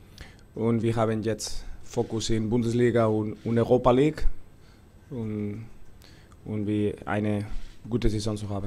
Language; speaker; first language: German; non-native, learner; Spanish